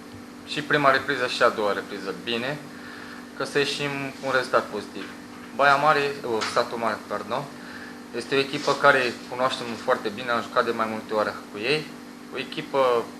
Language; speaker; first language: Romanian; non-native, fluent; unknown